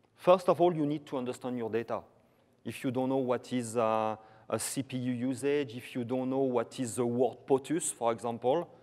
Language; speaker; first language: English; non-native, fluent; French